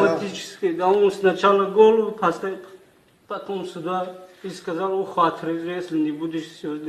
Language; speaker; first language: Russian; non-native, learner; Tajik